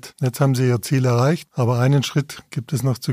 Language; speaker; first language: German; native; German